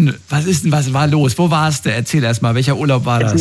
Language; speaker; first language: German; native; German